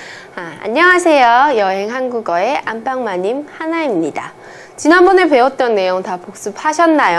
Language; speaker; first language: Korean; non-native, fluent; Chinese